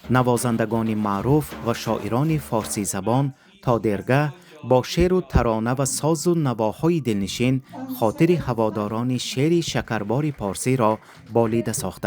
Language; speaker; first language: Persian; native; Persian